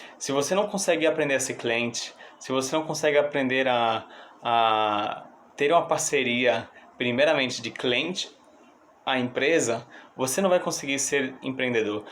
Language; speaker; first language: Portuguese; non-native, fluent; English